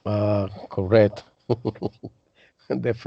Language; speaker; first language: English; non-native, learner; Spanish